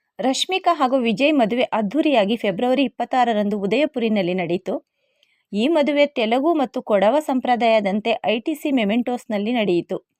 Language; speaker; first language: Kannada; non-native, local second language; Lambadi